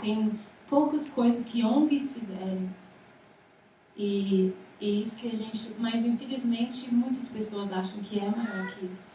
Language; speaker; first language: Portuguese; non-native, fluent; English